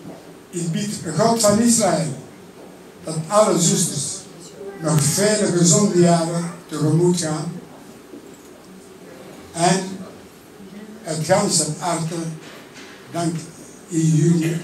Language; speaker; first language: Dutch; early bilingual, other home language; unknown